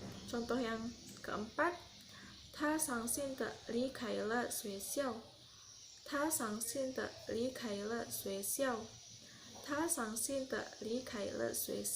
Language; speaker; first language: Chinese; non-native, learner; Indonesian